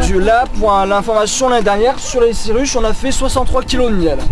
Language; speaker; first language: French; native; French